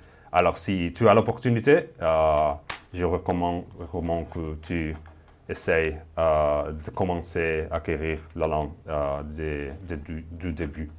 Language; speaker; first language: French; non-native, fluent; Spanish